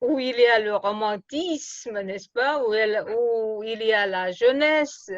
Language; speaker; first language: French; non-native, fluent; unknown